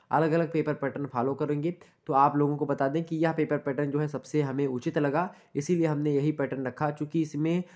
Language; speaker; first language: Hindi; native; Hindi